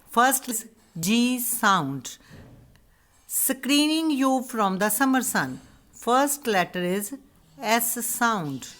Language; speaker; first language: English; non-native, local second language; Punjabi